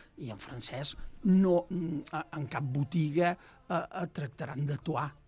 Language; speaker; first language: Catalan; native; Catalan